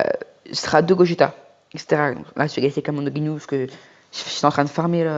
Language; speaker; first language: French; native; French